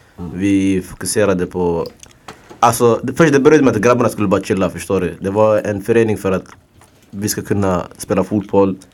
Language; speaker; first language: Swedish; early bilingual, other home language; Somali